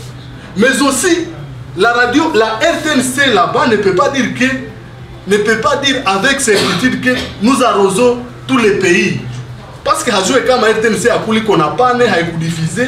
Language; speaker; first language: French; non-native, local second language; Swahili